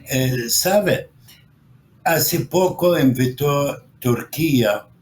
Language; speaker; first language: Spanish; non-native, fluent; Arabic